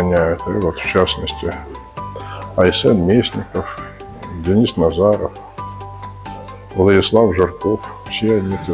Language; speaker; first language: Russian; native; Russian